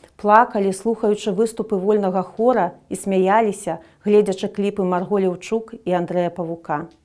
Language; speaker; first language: Belarusian; non-native, local second language; Russian